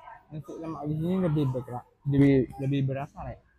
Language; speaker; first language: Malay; non-native, local second language; Javanese